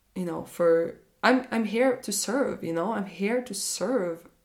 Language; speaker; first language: English; non-native, fluent; Norwegian